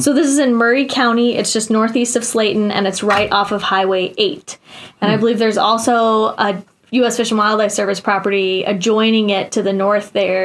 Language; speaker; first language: English; native; English